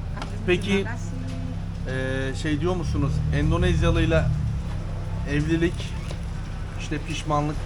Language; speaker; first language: Turkish; native; Turkish